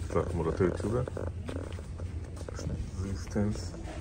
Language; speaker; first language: Spanish; early bilingual, heritage; Spanish